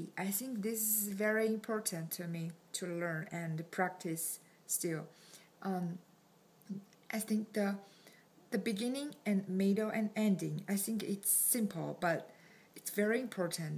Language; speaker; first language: English; non-native, learner; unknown